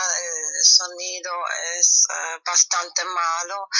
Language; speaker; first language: Spanish; non-native, fluent; German